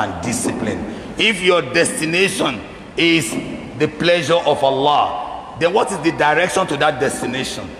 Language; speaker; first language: English; non-native, local second language; Yoruba